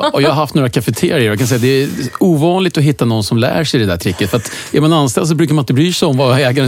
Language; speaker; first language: Swedish; native; Swedish